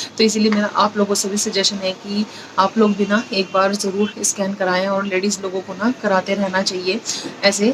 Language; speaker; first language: Hindi; native; Hindi